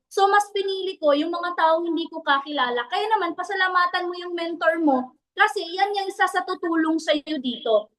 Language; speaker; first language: Filipino; non-native, local second language; Cebuano